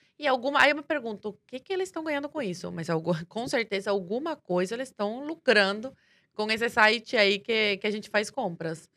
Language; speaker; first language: Portuguese; early bilingual, other home language; Spanish